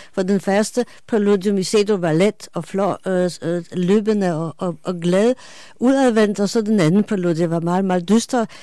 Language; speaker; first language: Danish; non-native, fluent; Polish